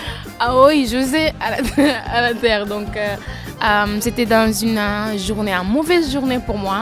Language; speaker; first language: French; non-native, fluent; Kabuverdianu